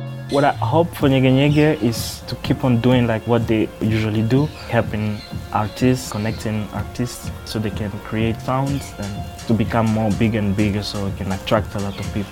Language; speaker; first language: English; non-native, learner; French